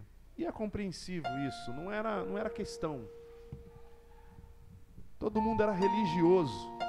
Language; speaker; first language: Portuguese; native; Portuguese